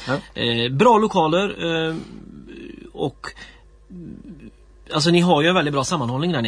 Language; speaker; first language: Swedish; native; Swedish